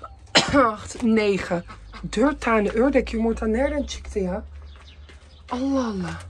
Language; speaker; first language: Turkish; early bilingual, heritage; Turkish